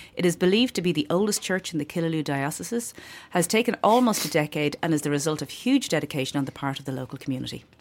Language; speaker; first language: English; native; English